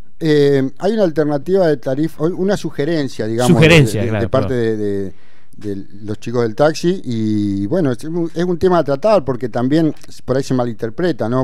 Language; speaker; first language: Spanish; native; Spanish